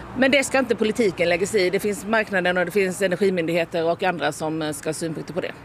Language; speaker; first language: Swedish; native; Swedish